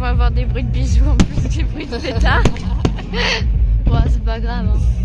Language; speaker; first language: French; native; French